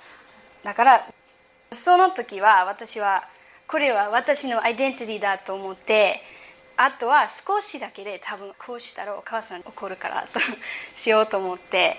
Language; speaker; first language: Japanese; early bilingual, heritage; English